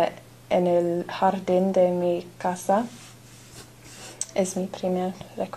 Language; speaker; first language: Spanish; non-native, learner; English